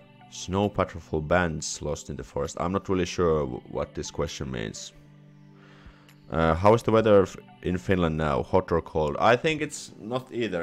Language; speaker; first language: English; non-native, fluent; Finnish